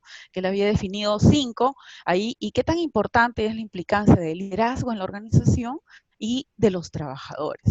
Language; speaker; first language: Spanish; native; Spanish